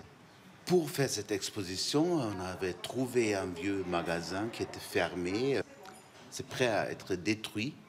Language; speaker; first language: French; non-native, fluent; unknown